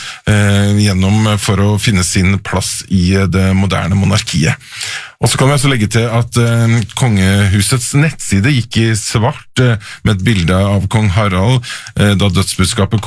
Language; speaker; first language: Norwegian; native; Norwegian